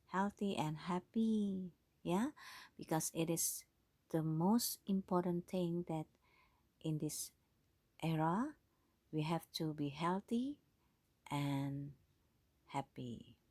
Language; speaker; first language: English; non-native, fluent; Indonesian